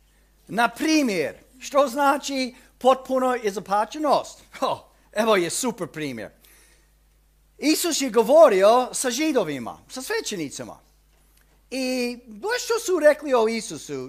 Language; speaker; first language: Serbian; early bilingual, heritage; Serbian